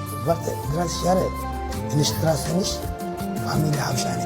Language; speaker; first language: German; non-native, learner; Tigrinya